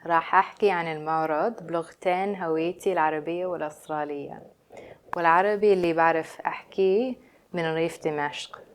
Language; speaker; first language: Arabic; early bilingual, other home language; English